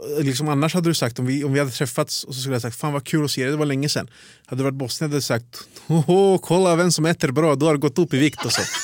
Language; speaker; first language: Swedish; early bilingual, other home language; Bosnian